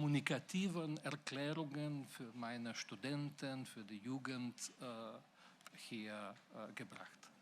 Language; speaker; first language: German; non-native, fluent; Slovenian